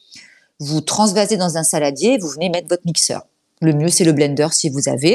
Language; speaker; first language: French; native; French